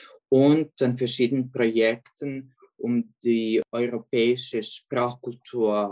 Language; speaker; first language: German; non-native, fluent; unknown